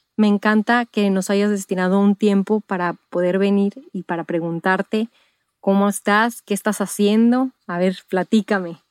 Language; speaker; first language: Spanish; native; Spanish